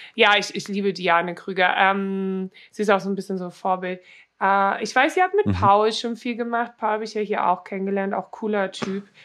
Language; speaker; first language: German; native; German